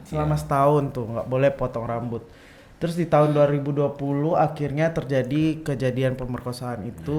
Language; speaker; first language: Indonesian; native; Indonesian